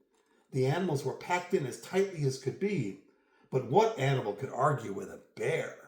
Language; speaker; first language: English; native; English